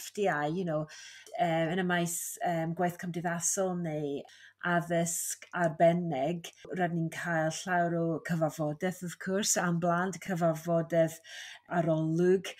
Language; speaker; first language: Welsh; non-native, fluent; English